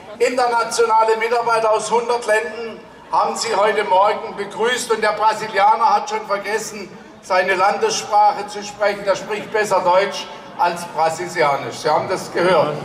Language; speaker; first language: German; native; German